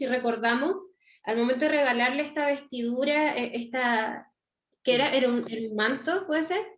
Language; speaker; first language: Spanish; native; Spanish